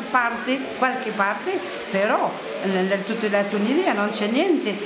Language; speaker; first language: Italian; non-native, fluent; Arabic